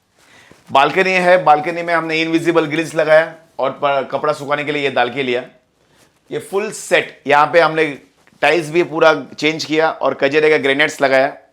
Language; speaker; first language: Hindi; non-native, local second language; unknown